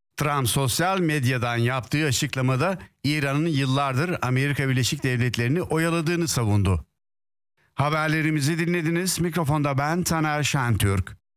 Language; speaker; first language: Turkish; early bilingual, heritage; Turkish